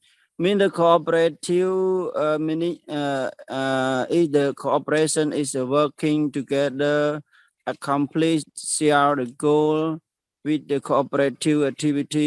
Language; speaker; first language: English; non-native, learner; Khmer